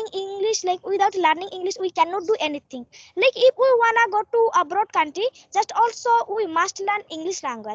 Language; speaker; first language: English; non-native, learner; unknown